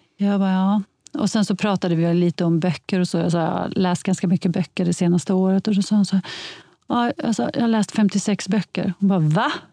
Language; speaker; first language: Swedish; native; Swedish